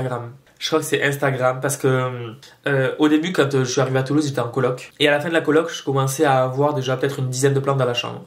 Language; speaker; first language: French; native; French